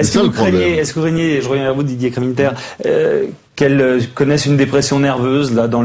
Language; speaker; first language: French; native; French